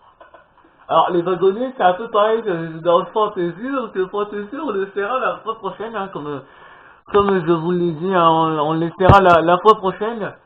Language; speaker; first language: French; native; French